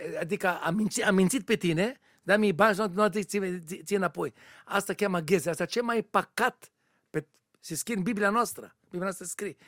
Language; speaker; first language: Romanian; non-native, learner; Hebrew